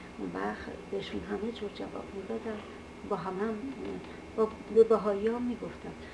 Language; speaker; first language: Persian; non-native, local second language; Azerbaijani